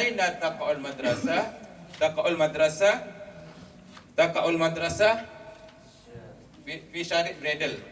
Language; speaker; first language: Arabic; non-native, fluent; Malay